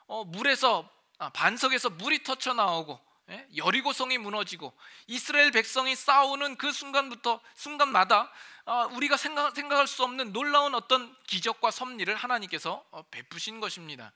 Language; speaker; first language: Korean; native; Korean